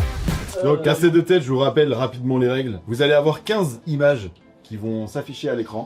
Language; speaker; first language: French; native; French